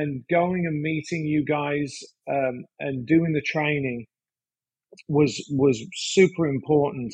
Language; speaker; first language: English; native; English